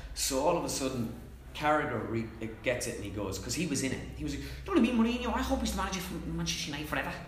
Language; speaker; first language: English; native; English